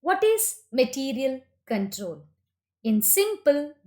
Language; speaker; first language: English; non-native, local second language; Kannada